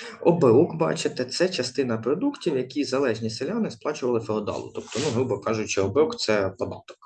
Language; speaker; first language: Ukrainian; native; Ukrainian